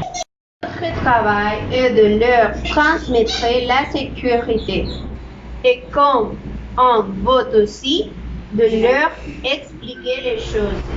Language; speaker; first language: French; non-native, learner; Spanish